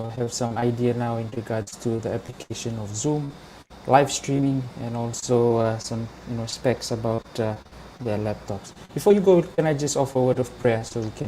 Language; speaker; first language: English; non-native, local second language; Fijian